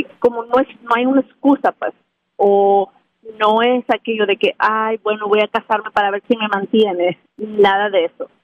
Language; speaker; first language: Spanish; native; Spanish